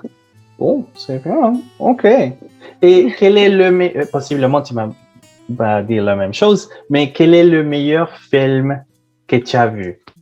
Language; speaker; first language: French; non-native, fluent; Spanish